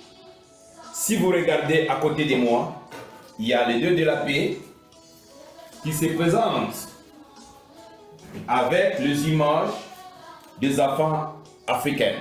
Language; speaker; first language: French; non-native, local second language; Swahili